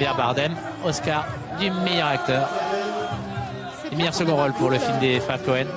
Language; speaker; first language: French; native; French